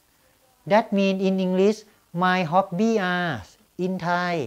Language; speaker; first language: English; non-native, fluent; Thai